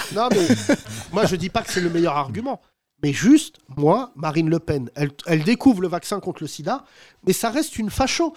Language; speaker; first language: French; early bilingual, other home language; Arabic